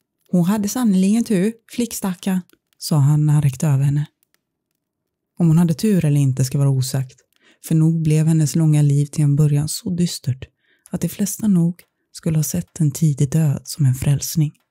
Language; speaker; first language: Swedish; native; Swedish